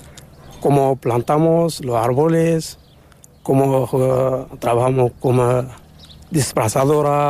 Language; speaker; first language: Spanish; non-native, learner; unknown